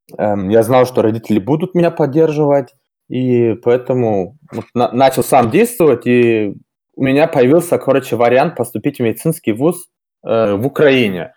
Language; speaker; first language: Russian; early bilingual, heritage; German